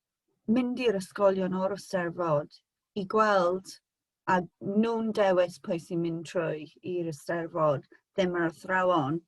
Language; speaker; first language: Welsh; non-native, local second language; English